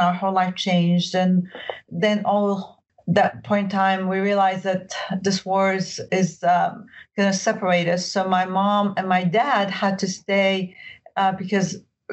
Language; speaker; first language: English; early bilingual, other home language; Arabic